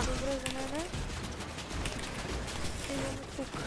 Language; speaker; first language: Bulgarian; native; Bulgarian